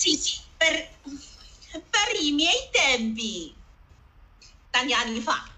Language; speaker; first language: Italian; non-native, learner; Chinese